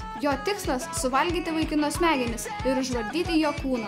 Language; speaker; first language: Lithuanian; native; Lithuanian